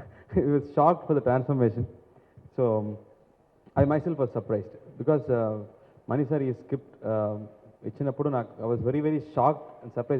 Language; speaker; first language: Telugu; non-native, learner; Tamil